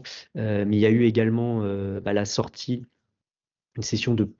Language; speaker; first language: French; native; French